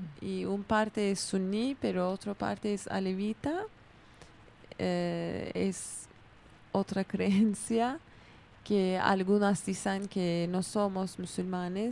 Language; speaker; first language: Spanish; non-native, fluent; Kurdish